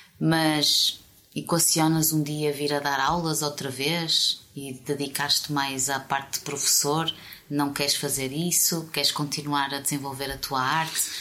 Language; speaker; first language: Portuguese; native; Portuguese